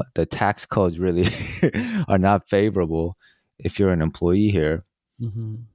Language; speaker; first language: English; early bilingual, other home language; Korean